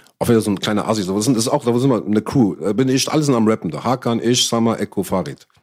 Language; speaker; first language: German; early bilingual, other home language; Arabic